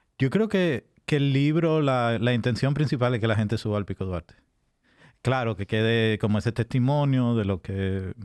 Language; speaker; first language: Spanish; native; Spanish